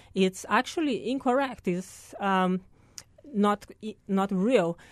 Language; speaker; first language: English; non-native, fluent; Portuguese